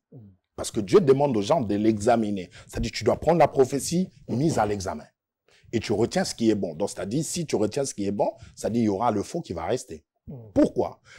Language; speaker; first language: French; non-native, local second language; Lingala